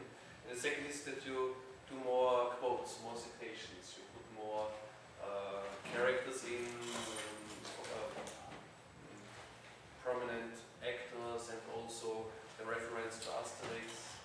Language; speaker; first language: English; non-native, fluent; German